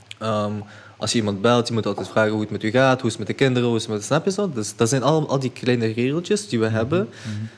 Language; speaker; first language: Dutch; early bilingual, other home language; Chechen